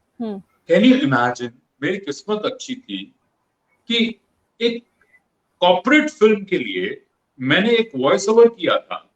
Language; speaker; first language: Hindi; non-native, local second language; Punjabi